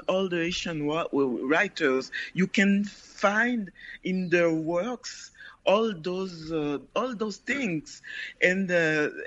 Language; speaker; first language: English; non-native, learner; Haitian Creole